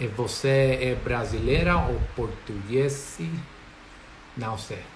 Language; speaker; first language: Portuguese; non-native, learner; English